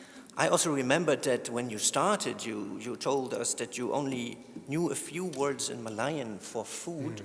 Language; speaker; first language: English; non-native, fluent; German